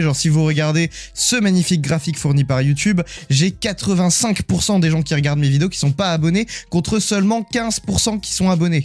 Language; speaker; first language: French; native; French